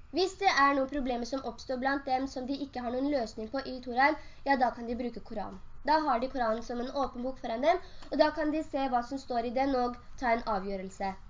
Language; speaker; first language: Norwegian; early bilingual, other home language; Urdu